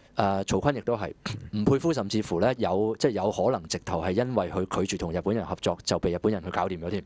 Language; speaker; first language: Cantonese; native; Cantonese